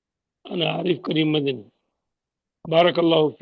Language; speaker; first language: Arabic; non-native, fluent; Urdu